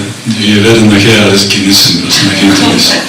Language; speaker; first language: German; non-native, fluent; Bulgarian